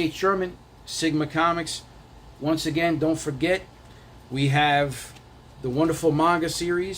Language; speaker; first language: English; native; English